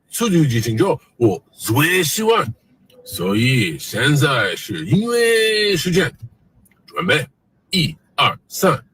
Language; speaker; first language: Chinese; non-native, learner; English